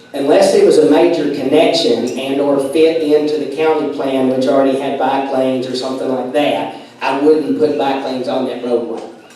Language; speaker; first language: English; native; English